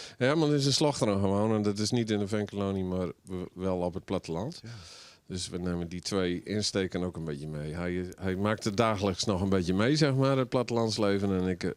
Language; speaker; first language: Dutch; native; Dutch